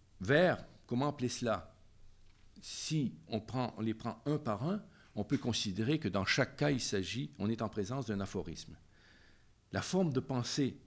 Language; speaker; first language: French; native; French